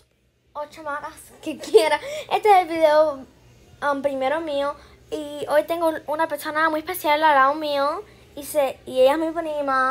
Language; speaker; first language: Spanish; early bilingual, heritage; Spanish